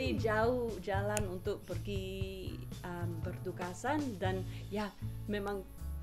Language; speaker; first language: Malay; non-native, fluent; English